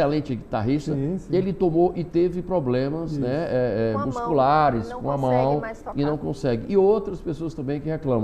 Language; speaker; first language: Portuguese; native; Portuguese